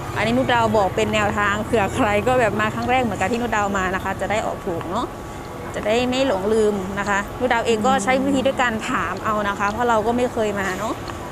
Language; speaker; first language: Thai; native; Thai